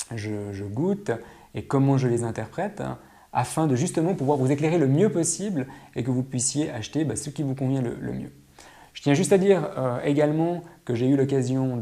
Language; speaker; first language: French; native; French